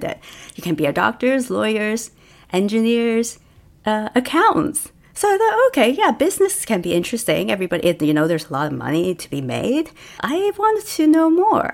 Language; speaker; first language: English; non-native, local second language; Cantonese